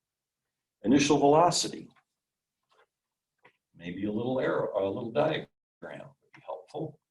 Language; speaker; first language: English; native; English